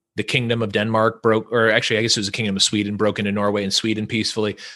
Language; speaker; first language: English; native; English